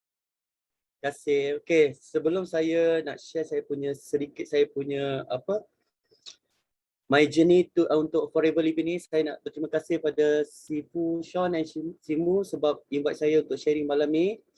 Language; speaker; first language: Malay; native; Malay